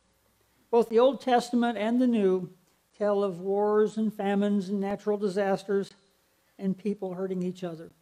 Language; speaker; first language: English; native; English